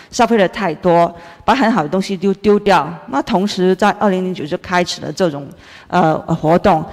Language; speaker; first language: Chinese; non-native, fluent; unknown